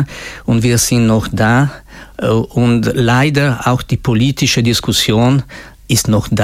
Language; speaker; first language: German; non-native, local second language; Italian